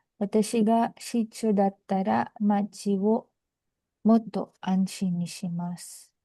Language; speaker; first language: Japanese; non-native, learner; Filipino